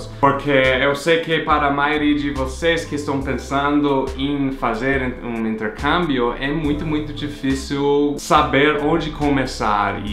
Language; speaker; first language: Portuguese; non-native, fluent; English